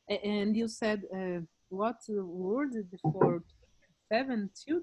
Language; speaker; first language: English; non-native, learner; Portuguese